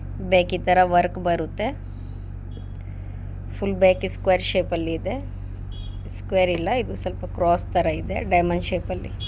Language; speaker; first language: Kannada; non-native, local second language; Urdu